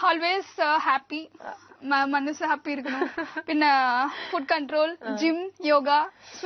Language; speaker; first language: Malayalam; non-native, learner; Tamil